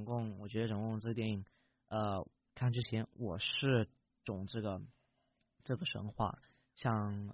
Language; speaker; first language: Chinese; early bilingual, heritage; English